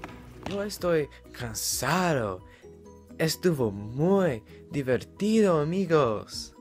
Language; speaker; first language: Spanish; non-native, learner; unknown